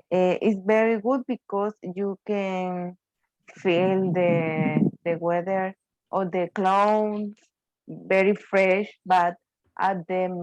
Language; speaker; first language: English; non-native, learner; Spanish